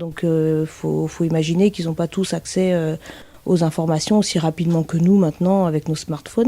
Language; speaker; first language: French; native; French